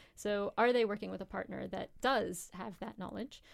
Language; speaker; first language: English; native; English